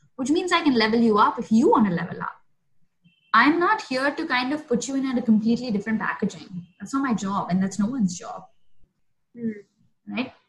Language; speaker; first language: English; non-native, local second language; Hindi